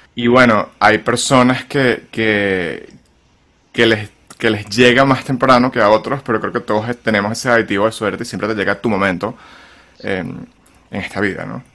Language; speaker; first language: Spanish; native; Spanish